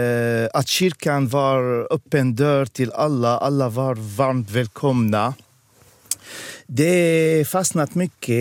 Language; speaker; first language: Swedish; non-native, fluent; Arabic